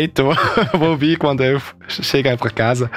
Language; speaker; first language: Portuguese; early bilingual, heritage; German